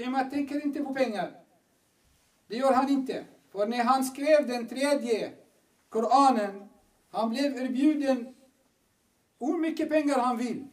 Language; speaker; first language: Swedish; non-native, fluent; Arabic